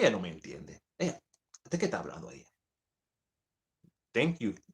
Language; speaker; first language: Spanish; early bilingual, heritage; English